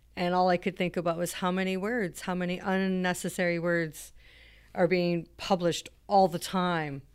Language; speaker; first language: English; native; English